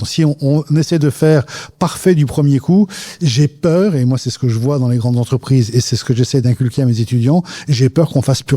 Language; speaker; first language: French; native; French